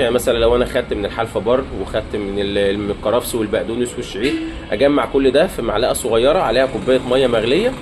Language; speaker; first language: Arabic; native; Arabic